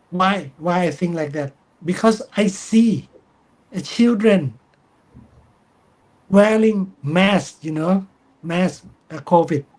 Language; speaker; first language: English; non-native, fluent; Thai